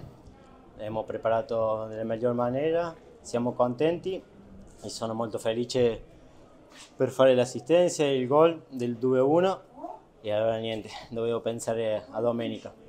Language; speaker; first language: Italian; non-native, fluent; Spanish